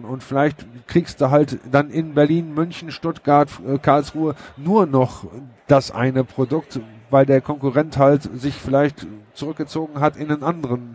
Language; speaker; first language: German; native; German